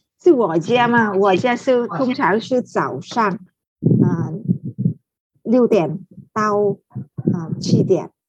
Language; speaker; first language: Chinese; non-native, fluent; Vietnamese